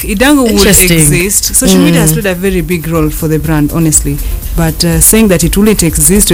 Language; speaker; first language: English; non-native, local second language; Swahili